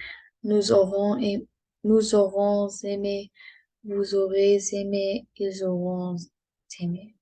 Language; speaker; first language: French; non-native, learner; English